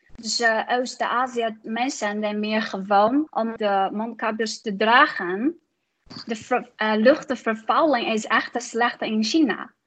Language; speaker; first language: Dutch; non-native, learner; Chinese